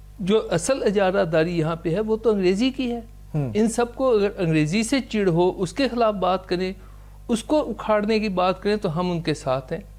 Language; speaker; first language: Urdu; non-native, local second language; Punjabi